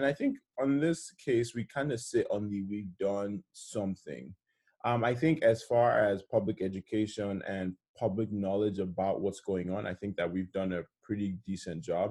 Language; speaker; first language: English; non-native, local second language; Yoruba